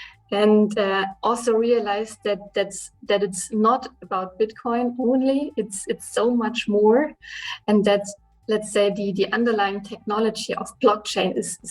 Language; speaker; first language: English; non-native, fluent; German